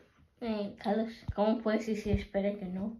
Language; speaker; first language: Spanish; early bilingual, heritage; Spanish